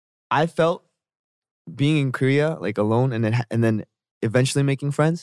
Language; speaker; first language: English; early bilingual, other home language; Korean